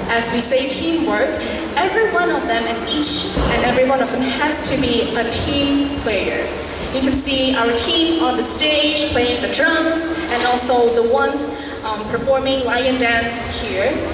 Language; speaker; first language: English; non-native, local second language; Chinese